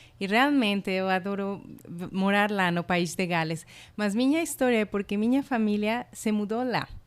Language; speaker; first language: Portuguese; non-native, fluent; Spanish